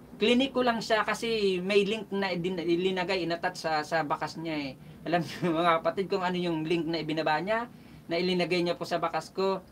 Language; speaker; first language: Filipino; non-native, local second language; Bikol